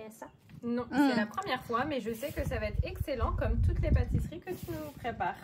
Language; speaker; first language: French; native; French